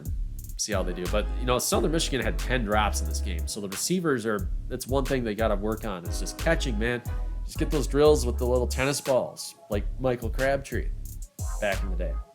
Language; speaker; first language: English; native; English